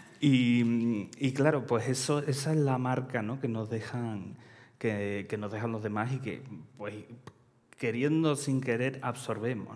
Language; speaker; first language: Spanish; early bilingual, other home language; Ukrainian